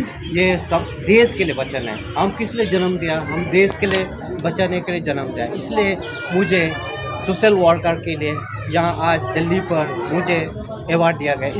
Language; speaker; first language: Hindi; non-native, local second language; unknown